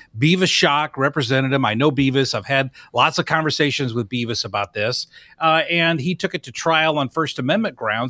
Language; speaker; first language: English; native; English